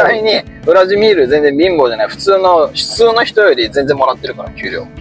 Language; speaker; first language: Japanese; native; Japanese